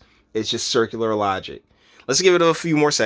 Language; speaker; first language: English; native; English